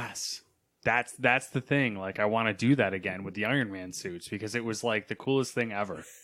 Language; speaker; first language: English; native; English